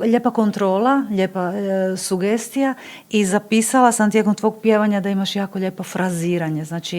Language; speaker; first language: Bosnian; native; Bosnian